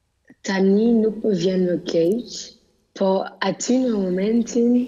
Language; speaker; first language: Albanian; early bilingual, heritage; Albanian